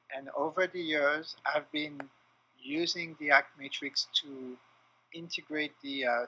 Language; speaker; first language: English; non-native, fluent; French